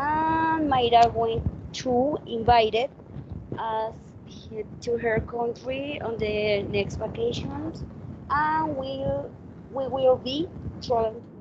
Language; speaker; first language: English; non-native, learner; Spanish